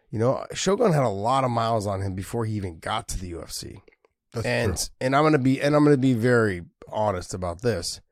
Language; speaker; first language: English; native; English